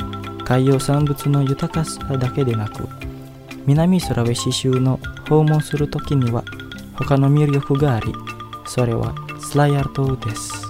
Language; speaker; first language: Japanese; non-native, fluent; Indonesian